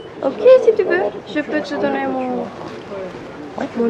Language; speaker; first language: French; non-native, learner; Spanish